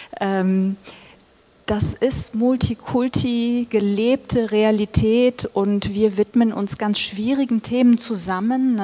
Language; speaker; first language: German; early bilingual, other home language; Turkish